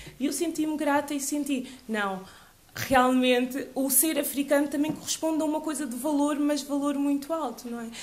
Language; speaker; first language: Portuguese; early bilingual, other home language; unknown